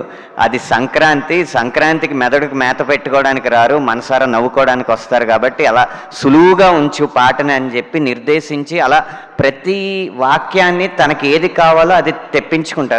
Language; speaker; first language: Telugu; native; Telugu